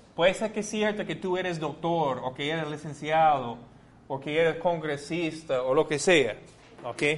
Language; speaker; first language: Spanish; non-native, fluent; English